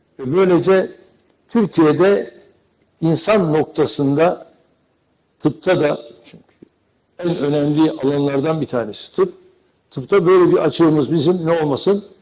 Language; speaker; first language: Turkish; native; Turkish